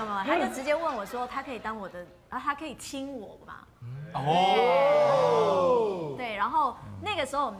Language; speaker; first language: Chinese; native; Chinese